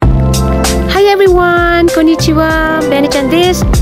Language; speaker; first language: Japanese; non-native, learner; Filipino